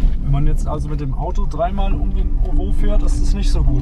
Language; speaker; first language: German; native; German